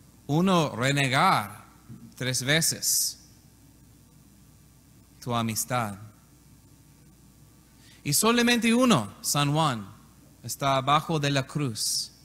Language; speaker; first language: Spanish; non-native, learner; English